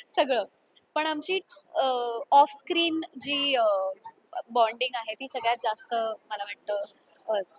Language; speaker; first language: Marathi; native; Marathi